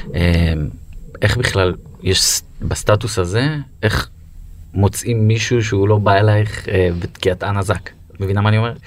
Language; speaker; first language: Hebrew; native; Hebrew